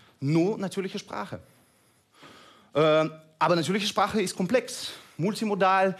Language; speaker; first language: German; non-native, fluent; Russian